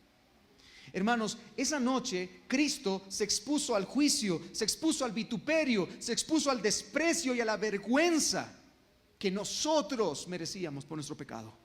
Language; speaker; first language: Spanish; native; Spanish